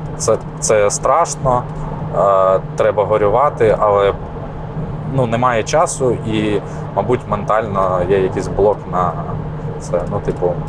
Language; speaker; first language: Ukrainian; native; Ukrainian